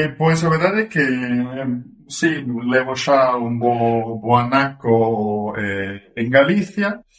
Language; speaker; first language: Galician; non-native, fluent; German